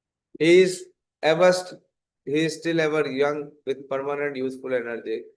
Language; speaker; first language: English; non-native, local second language; Hindi